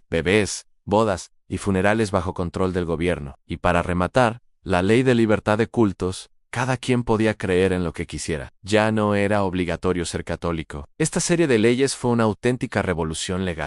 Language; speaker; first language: Spanish; native; Spanish